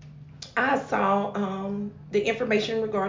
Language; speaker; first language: English; native; English